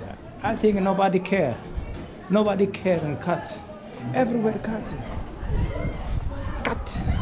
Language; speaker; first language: English; non-native, learner; Amharic